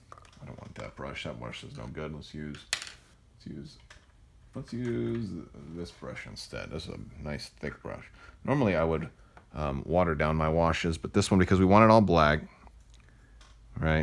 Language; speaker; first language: English; native; English